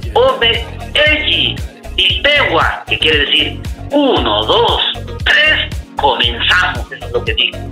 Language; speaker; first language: Spanish; non-native, local second language; Nahuatl languages